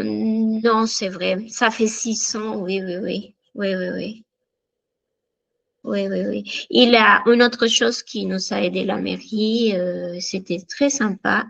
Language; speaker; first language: French; non-native, fluent; Spanish